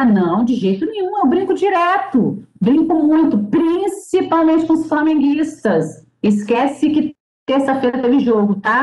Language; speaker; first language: Portuguese; native; Portuguese